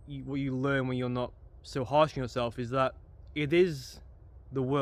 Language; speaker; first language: English; native; English